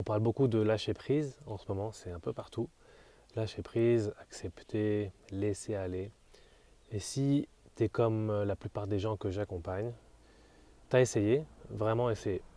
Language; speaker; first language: French; native; French